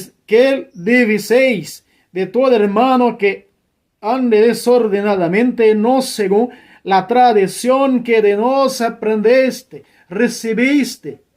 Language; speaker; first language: Spanish; non-native, learner; Portuguese